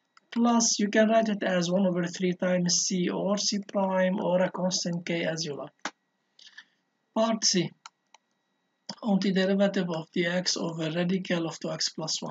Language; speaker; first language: English; non-native, local second language; Arabic